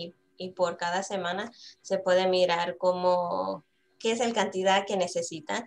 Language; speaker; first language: Spanish; early bilingual, heritage; Spanish